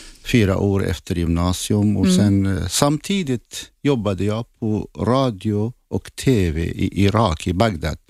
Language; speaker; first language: Swedish; non-native, fluent; Assyrian Neo-Aramaic